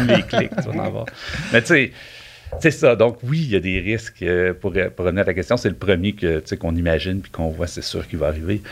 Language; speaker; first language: French; native; French